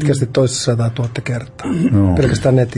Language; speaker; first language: Finnish; native; Finnish